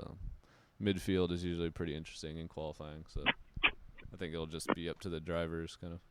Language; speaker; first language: English; native; English